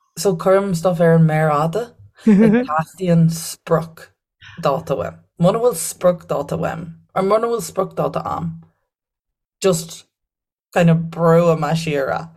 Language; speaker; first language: Irish; native; Irish